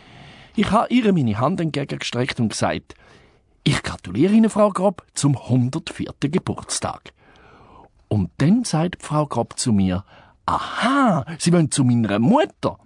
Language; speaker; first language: German; native; German